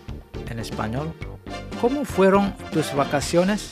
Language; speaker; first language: Spanish; non-native, fluent; Indonesian